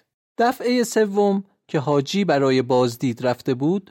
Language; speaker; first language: Persian; native; Persian